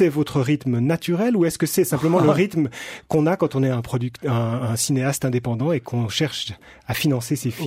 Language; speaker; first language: French; native; French